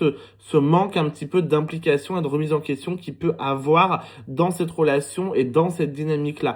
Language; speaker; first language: French; native; French